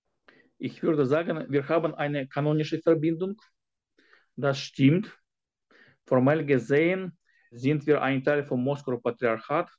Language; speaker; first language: German; non-native, fluent; Ukrainian